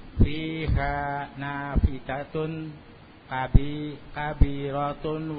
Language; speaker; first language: Arabic; non-native, learner; Indonesian